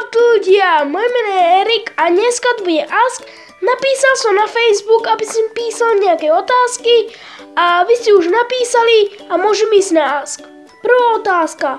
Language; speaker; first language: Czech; non-native, learner; Slovak